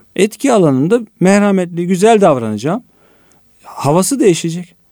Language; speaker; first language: Turkish; native; Turkish